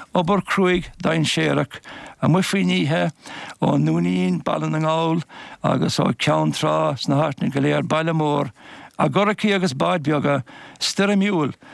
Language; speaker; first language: Irish; native; Irish